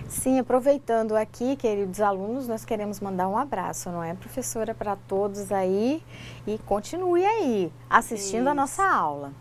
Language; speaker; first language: Portuguese; native; Portuguese